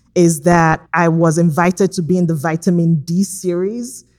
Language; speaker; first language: English; non-native, local second language; Igbo